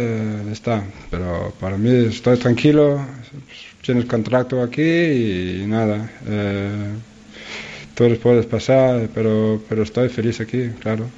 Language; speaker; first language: Spanish; non-native, learner; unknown